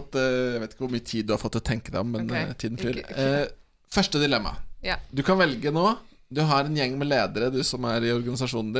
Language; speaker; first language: Norwegian; native; Norwegian